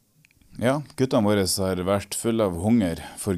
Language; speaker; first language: Norwegian; native; Norwegian